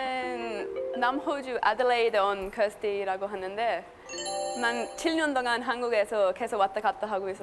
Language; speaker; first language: Korean; non-native, learner; English